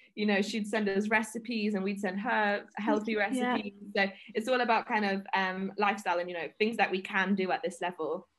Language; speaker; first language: English; native; English